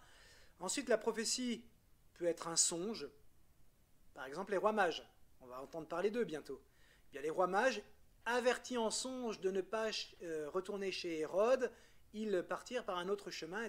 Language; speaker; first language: French; native; French